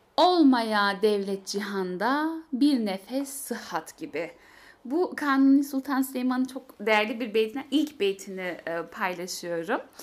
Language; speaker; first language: Turkish; early bilingual, heritage; Turkish